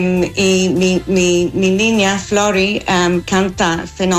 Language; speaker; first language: Spanish; non-native, fluent; English